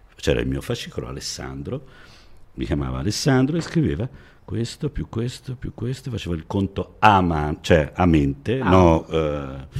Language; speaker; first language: Italian; native; Italian